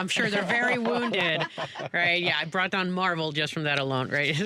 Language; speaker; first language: English; native; English